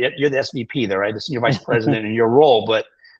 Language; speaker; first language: English; native; English